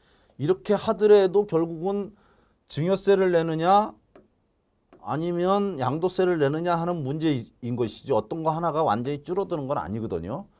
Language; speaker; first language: Korean; native; Korean